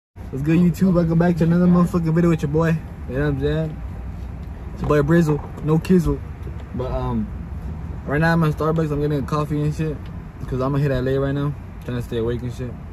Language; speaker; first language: English; early bilingual, other home language; Spanish